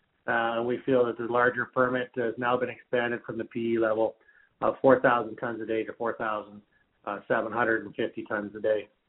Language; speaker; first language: English; native; English